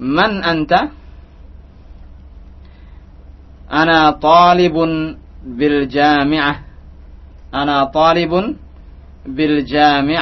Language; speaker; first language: Arabic; non-native, fluent; Indonesian